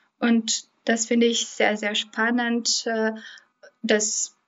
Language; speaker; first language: German; non-native, fluent; Russian